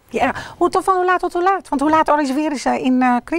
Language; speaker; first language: Dutch; native; Dutch